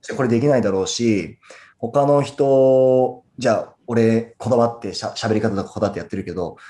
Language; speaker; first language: Japanese; native; Japanese